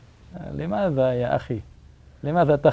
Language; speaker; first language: Arabic; non-native, learner; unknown